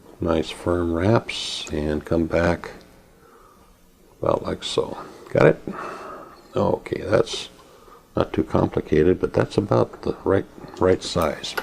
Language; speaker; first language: English; native; English